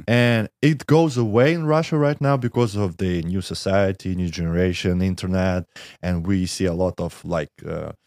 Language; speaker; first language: English; non-native, learner; Russian